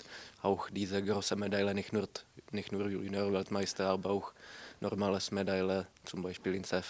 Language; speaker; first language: German; non-native, learner; Czech